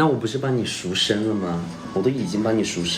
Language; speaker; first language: Chinese; native; Chinese